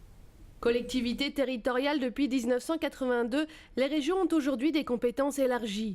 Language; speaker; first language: French; native; French